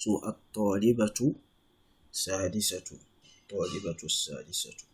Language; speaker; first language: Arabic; non-native, fluent; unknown